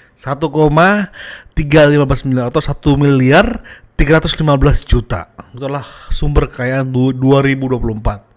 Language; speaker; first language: Indonesian; native; Indonesian